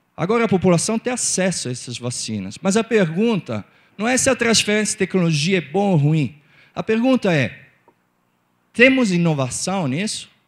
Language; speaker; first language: Portuguese; non-native, fluent; Italian